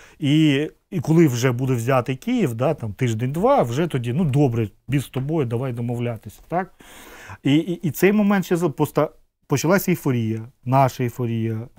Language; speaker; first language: Ukrainian; non-native, local second language; Russian